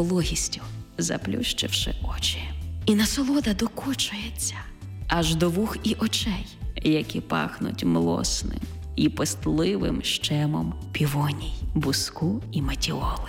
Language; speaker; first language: Ukrainian; native; Ukrainian